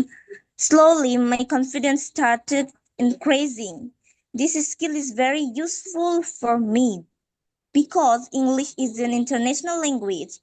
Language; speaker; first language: English; non-native, fluent; Bangla